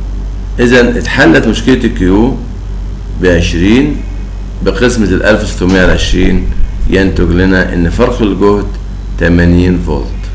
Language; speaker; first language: Arabic; native; Arabic